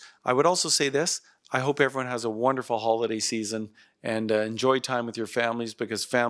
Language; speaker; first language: English; native; English